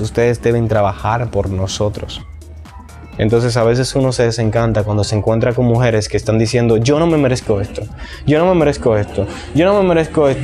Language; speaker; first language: Spanish; native; Spanish